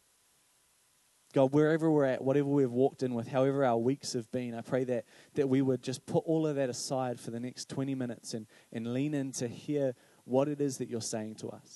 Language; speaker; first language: English; native; English